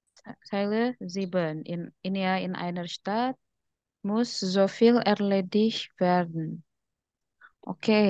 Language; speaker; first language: German; non-native, fluent; Indonesian